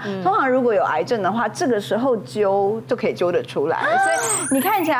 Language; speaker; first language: Chinese; native; Chinese